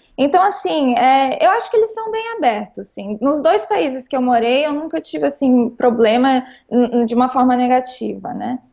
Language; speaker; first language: Portuguese; native; Portuguese